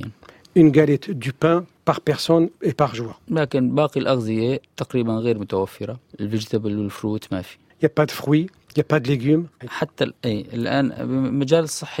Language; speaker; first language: French; non-native, fluent; Arabic